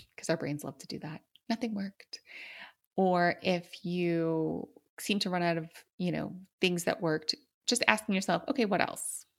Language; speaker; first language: English; native; English